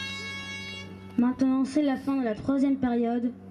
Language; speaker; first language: French; native; French